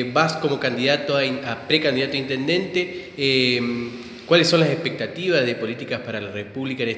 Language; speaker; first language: Spanish; native; Spanish